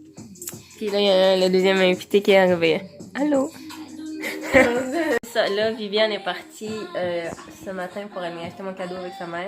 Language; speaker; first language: French; native; French